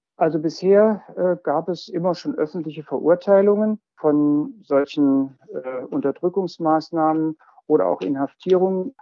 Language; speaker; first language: German; native; German